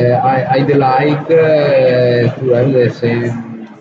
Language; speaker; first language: English; non-native, learner; Italian